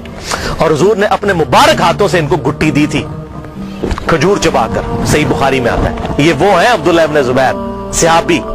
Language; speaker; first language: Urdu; non-native, local second language; Punjabi